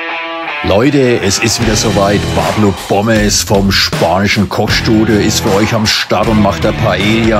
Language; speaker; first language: German; native; German